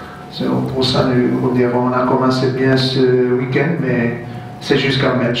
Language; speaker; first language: French; non-native, fluent; Turkish